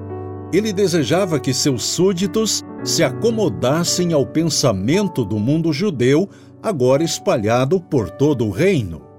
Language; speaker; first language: Portuguese; native; Portuguese